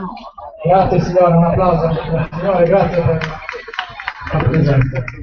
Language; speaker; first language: Italian; native; Italian